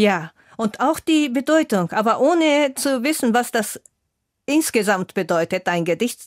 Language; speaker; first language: German; non-native, fluent; Japanese